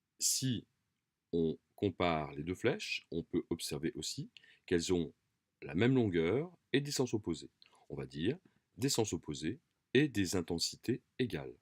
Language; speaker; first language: French; native; French